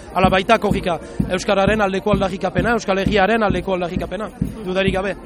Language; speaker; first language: Basque; non-native, local second language; French